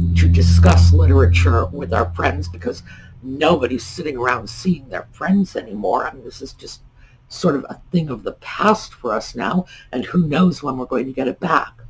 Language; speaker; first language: English; native; English